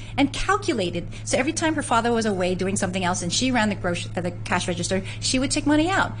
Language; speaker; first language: English; native; English